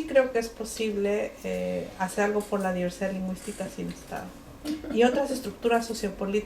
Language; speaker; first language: Spanish; non-native, local second language; Mixtepec Mixtec